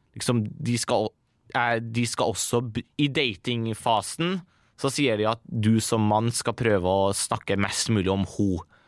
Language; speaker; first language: Norwegian; early bilingual, other home language; Persian